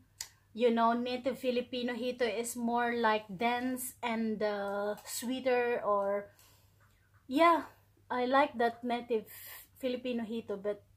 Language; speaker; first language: English; non-native, local second language; Filipino